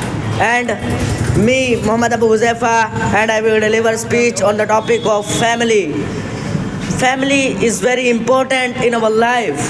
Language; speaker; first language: English; non-native, learner; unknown